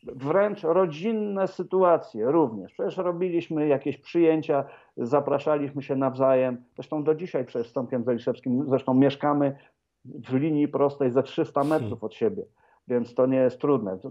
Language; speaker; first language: Polish; native; Polish